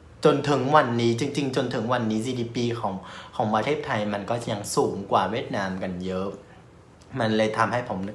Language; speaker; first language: Thai; non-native, fluent; Vietnamese